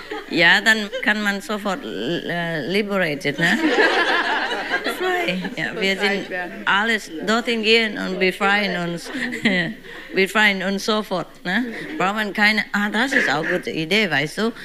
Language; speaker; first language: German; non-native, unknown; Vietnamese